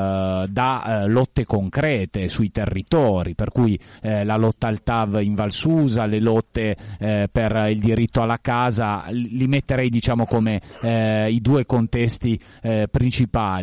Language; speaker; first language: Italian; native; Italian